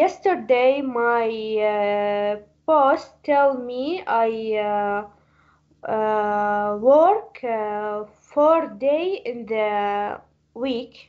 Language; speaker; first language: English; non-native, learner; Arabic